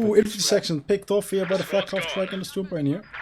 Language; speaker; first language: English; non-native, fluent; Dutch